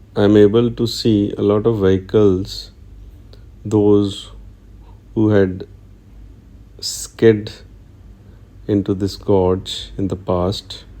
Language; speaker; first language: English; non-native, local second language; Hindi